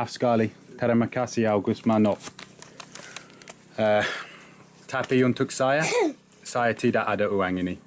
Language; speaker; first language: Indonesian; non-native, learner; English